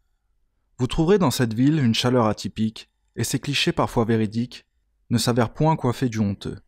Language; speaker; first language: French; native; French